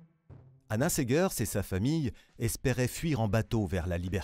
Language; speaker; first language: French; native; French